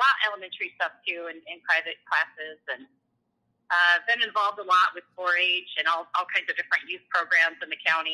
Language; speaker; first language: English; native; English